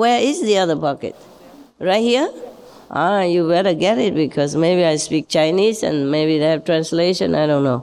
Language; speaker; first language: English; non-native, fluent; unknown